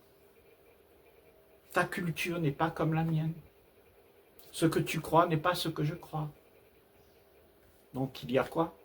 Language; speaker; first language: French; native; French